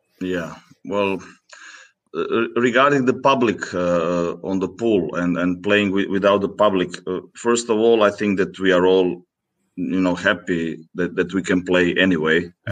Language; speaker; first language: English; non-native, fluent; Greek